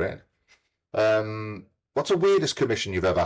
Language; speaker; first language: English; native; English